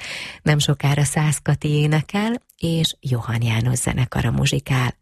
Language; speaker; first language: Hungarian; native; Hungarian